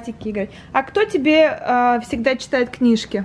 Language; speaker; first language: Russian; native; Russian